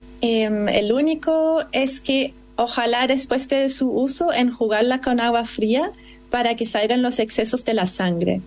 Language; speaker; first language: Spanish; non-native, fluent; German